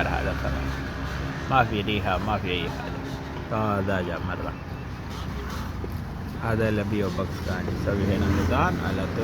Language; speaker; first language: Arabic; non-native, learner; Punjabi